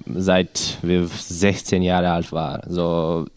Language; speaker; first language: German; non-native, learner; Croatian